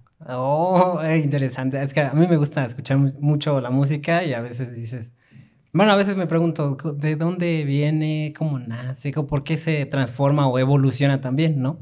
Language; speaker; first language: Spanish; native; Spanish